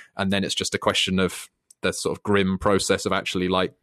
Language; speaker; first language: English; native; English